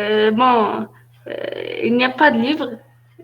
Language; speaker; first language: French; non-native, learner; Arabic